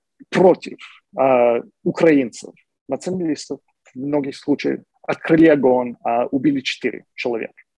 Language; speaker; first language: Russian; non-native, fluent; English